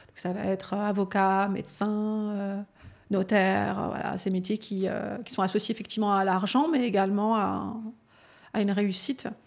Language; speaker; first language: French; native; French